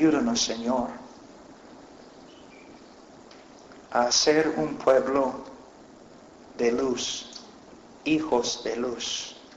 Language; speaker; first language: Spanish; non-native, fluent; English